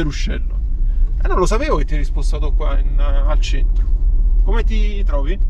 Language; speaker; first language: Italian; native; Italian